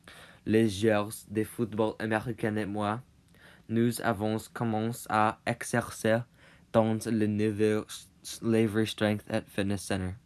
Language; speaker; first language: French; non-native, learner; English